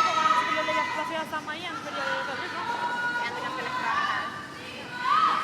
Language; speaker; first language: Swedish; native; Swedish